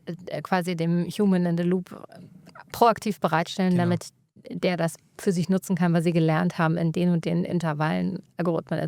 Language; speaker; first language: German; native; German